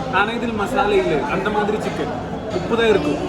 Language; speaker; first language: Tamil; non-native, learner; Malayalam